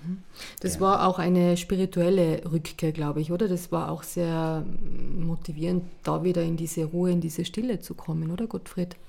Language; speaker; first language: German; native; German